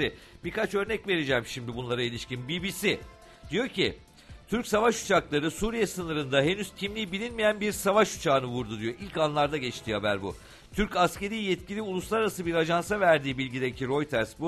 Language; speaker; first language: Turkish; native; Turkish